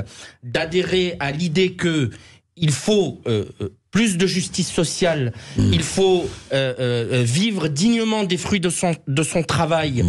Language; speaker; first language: French; native; French